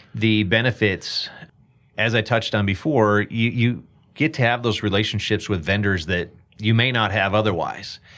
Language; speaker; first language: English; native; English